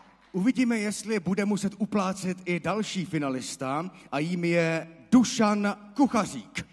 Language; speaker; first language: Czech; native; Czech